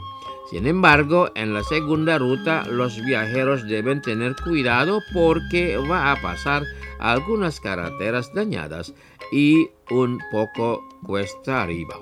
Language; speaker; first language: Spanish; non-native, fluent; Indonesian